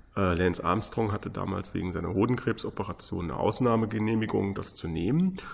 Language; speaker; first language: German; native; German